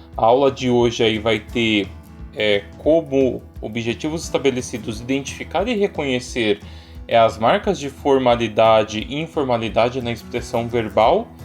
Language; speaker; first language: Portuguese; native; Portuguese